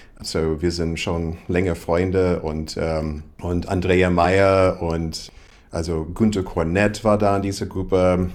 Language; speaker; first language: German; non-native, fluent; English